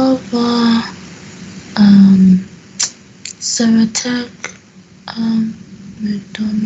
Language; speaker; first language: Hungarian; non-native, learner; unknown